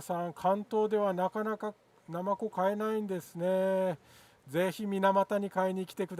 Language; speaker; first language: Japanese; native; Japanese